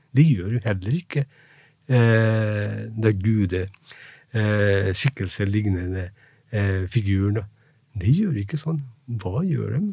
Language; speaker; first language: Norwegian; non-native, fluent; Punjabi